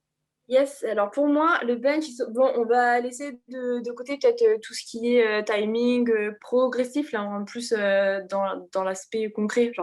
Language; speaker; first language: French; native; French